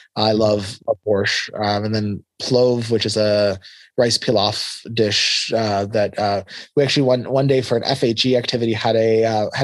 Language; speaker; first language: English; early bilingual, other home language; Hebrew